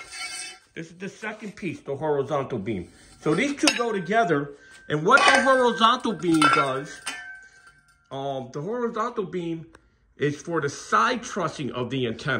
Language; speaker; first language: English; native; English